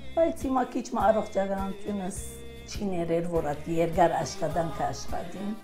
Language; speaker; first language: Armenian; early bilingual, heritage; Armenian